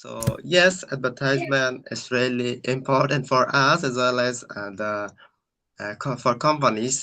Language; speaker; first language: English; non-native, learner; Bangla